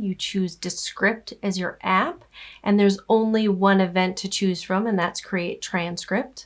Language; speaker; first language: English; native; English